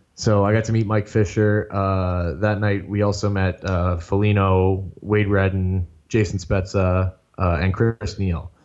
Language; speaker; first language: English; native; English